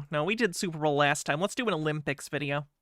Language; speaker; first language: English; native; English